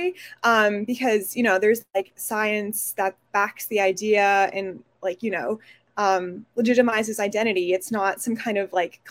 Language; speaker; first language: English; native; English